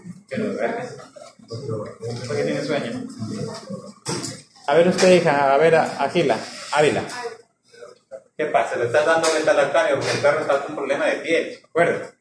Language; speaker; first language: Spanish; native; Spanish